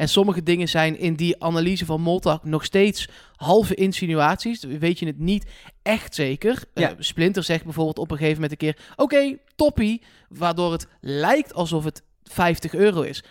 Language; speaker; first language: Dutch; native; Dutch